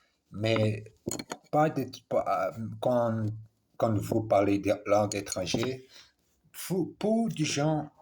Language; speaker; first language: French; non-native, learner; Portuguese